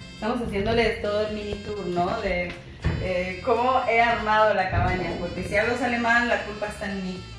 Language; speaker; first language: Spanish; native; Spanish